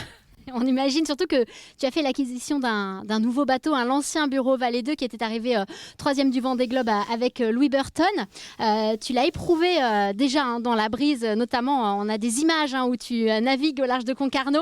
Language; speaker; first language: French; native; French